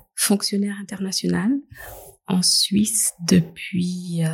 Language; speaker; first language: French; native; French